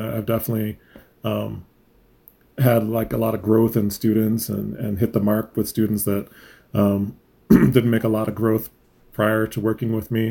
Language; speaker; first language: English; native; English